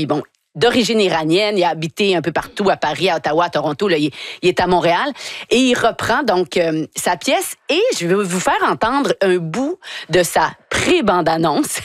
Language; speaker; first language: French; native; French